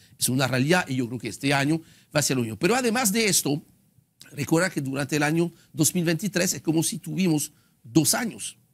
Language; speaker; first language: Spanish; non-native, fluent; French